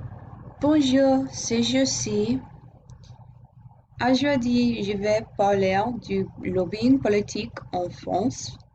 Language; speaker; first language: French; non-native, learner; English